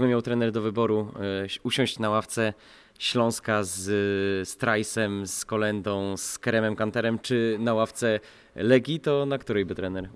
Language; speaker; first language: Polish; native; Polish